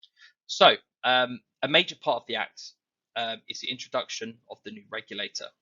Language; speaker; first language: English; native; English